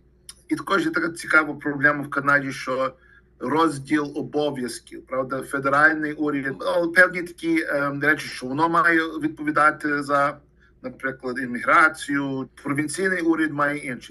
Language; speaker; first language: Ukrainian; early bilingual, heritage; Ukrainian